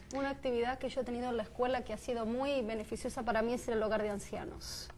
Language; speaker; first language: Spanish; native; Spanish